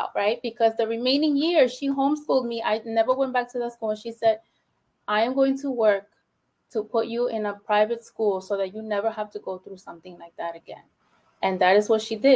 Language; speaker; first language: English; early bilingual, other home language; Spanish